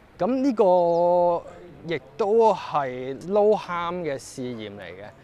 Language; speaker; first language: Cantonese; native; Cantonese